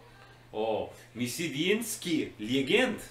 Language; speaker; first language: Russian; non-native, learner; English